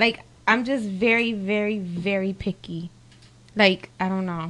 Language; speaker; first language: English; early bilingual, other home language; Spanish